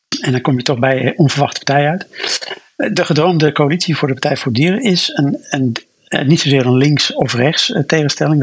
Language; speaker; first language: Dutch; native; Dutch